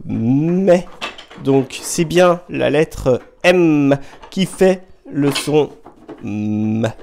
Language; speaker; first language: French; native; French